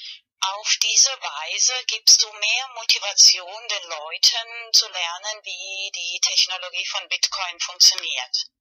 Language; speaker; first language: German; non-native, fluent; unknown